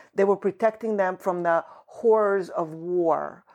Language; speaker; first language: English; early bilingual, other home language; Russian